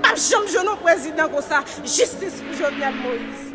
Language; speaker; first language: Haitian Creole; native; Haitian Creole